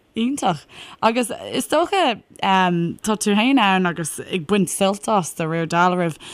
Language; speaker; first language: Irish; native; Irish